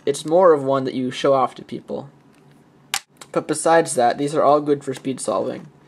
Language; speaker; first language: English; native; English